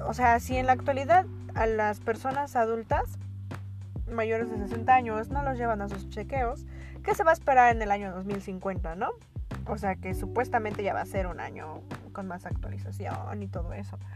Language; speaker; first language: Spanish; native; Spanish